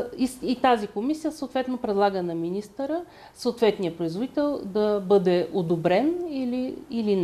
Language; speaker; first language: Bulgarian; native; Bulgarian